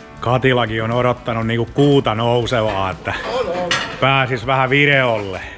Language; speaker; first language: Finnish; native; Finnish